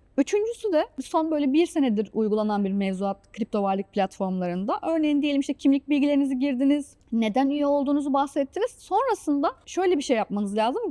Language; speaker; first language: Turkish; native; Turkish